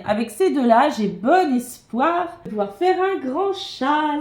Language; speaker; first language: French; native; French